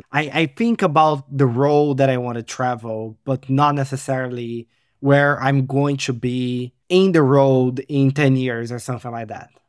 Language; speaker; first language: English; non-native, fluent; Portuguese